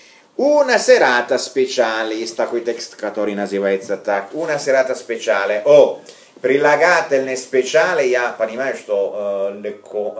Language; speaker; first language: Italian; non-native, fluent; Russian